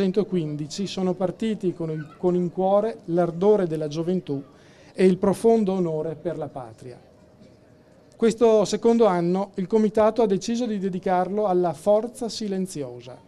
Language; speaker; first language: Italian; native; Italian